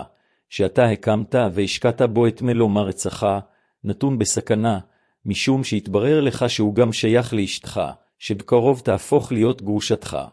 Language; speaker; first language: Hebrew; native; Hebrew